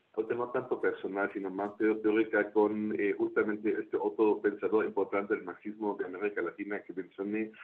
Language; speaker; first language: Spanish; non-native, fluent; German